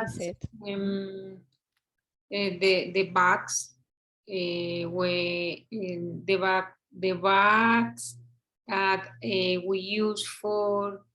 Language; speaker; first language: English; non-native, learner; Spanish